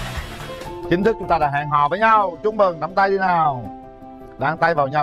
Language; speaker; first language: Vietnamese; native; Vietnamese